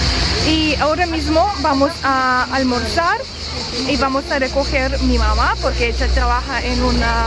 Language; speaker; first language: Spanish; non-native, fluent; Russian